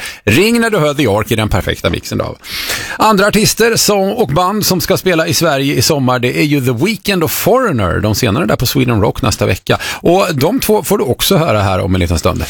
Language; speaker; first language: Swedish; native; Swedish